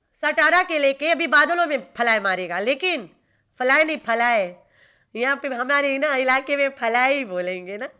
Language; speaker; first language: Urdu; non-native, local second language; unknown